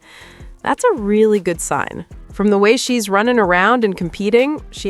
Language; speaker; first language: English; native; English